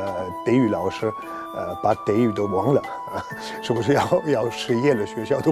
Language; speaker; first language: Chinese; non-native, fluent; German